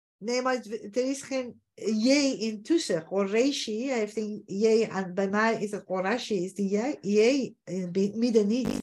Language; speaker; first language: Dutch; non-native, fluent; Persian